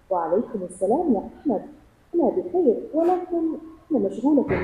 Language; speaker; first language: Arabic; non-native, learner; Indonesian